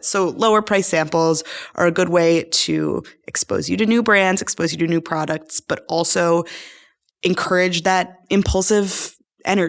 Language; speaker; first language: English; native; English